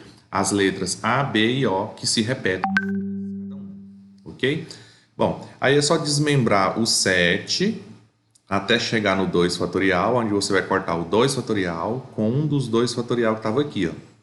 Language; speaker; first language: Portuguese; native; Portuguese